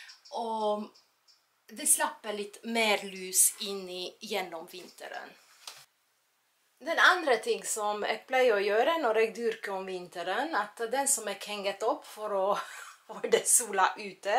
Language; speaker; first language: Norwegian; non-native, fluent; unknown